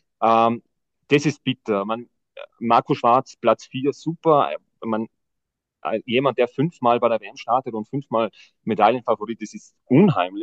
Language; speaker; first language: German; native; German